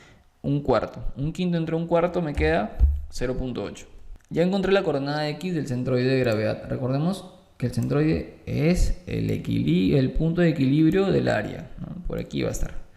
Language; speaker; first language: Spanish; native; Spanish